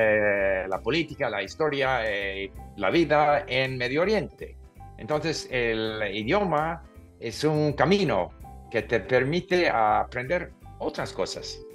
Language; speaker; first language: Spanish; non-native, fluent; English